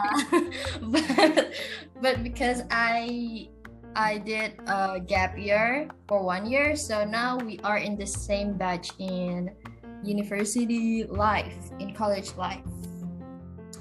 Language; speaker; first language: English; non-native, fluent; Indonesian